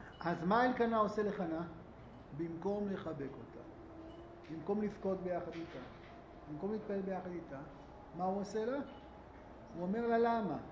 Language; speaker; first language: Hebrew; native; Hebrew